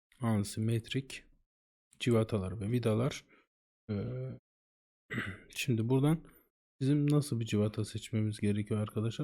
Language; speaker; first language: Turkish; native; Turkish